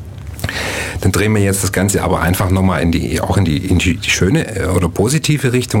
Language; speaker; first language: German; native; German